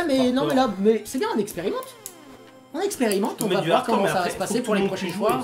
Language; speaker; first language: French; native; French